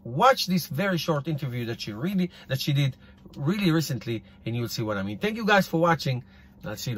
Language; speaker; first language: English; non-native, fluent; Hebrew